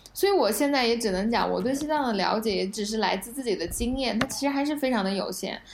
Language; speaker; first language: Chinese; native; Chinese